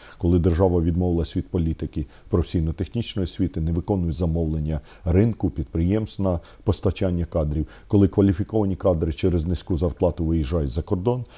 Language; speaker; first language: Ukrainian; native; Ukrainian